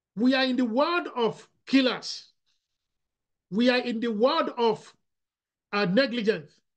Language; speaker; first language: English; non-native, local second language; Yoruba